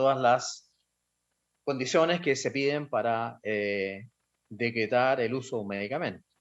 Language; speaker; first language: Spanish; native; Spanish